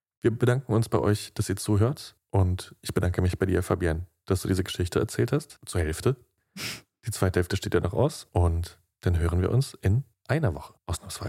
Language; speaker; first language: German; native; German